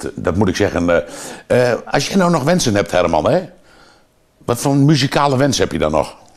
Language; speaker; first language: Dutch; native; Dutch